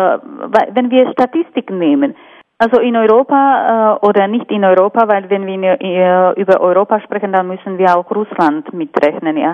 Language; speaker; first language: German; non-native, fluent; Slovak